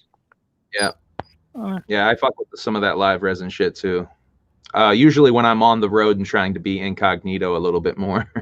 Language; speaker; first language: English; native; English